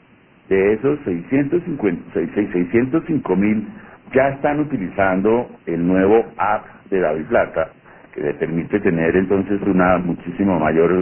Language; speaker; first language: Spanish; native; Spanish